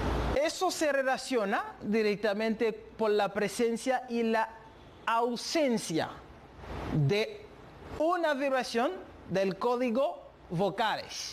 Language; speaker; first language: Spanish; non-native, fluent; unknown